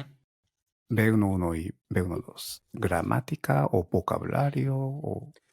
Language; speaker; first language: Spanish; non-native, learner; Japanese